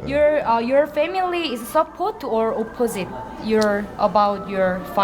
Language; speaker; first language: English; non-native, learner; Korean